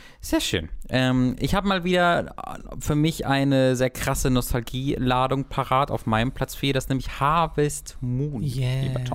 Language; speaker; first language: German; native; German